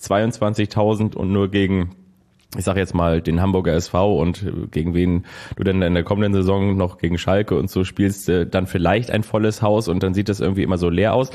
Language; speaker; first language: German; native; German